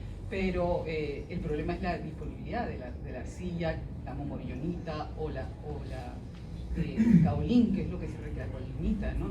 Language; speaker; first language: Spanish; native; Spanish